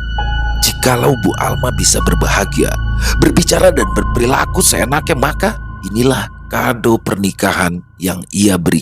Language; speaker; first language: Indonesian; native; Indonesian